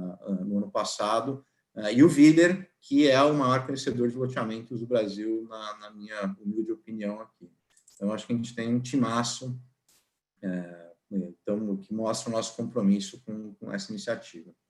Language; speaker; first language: Portuguese; native; Portuguese